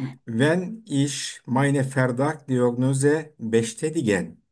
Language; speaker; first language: German; non-native, learner; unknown